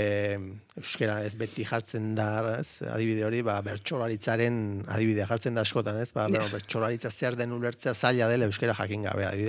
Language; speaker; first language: Basque; native; Basque